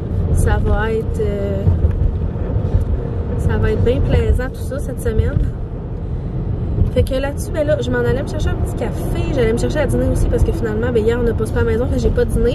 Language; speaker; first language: French; native; French